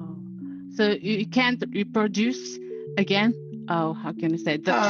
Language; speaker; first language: English; non-native, learner; Japanese